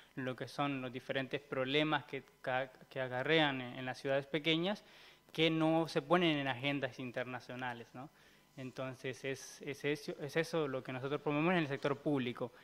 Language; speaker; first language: Spanish; native; Spanish